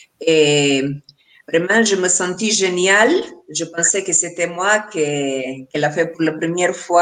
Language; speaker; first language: French; non-native, learner; Spanish